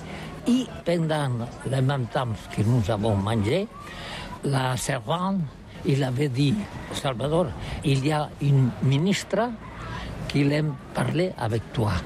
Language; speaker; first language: French; non-native, learner; Catalan